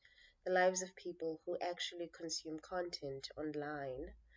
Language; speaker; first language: English; non-native, local second language; Xhosa